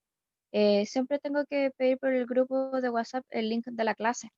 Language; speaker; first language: Spanish; native; Spanish